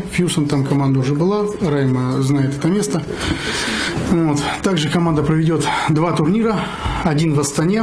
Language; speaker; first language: Russian; native; Russian